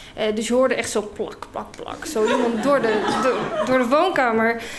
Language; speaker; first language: Dutch; non-native, fluent; English